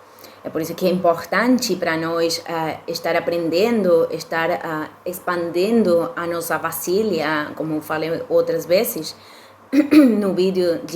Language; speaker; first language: Portuguese; non-native, fluent; Spanish